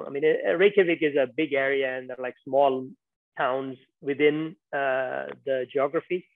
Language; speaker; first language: English; non-native, local second language; Tamil